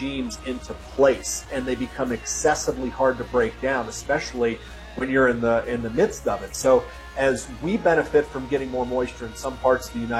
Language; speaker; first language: English; native; English